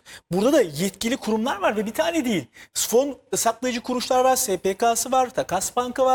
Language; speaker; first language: Turkish; native; Turkish